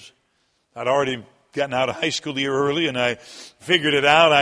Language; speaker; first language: English; native; English